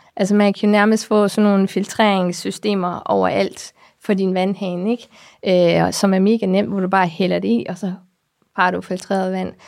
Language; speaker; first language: Danish; early bilingual, heritage; Danish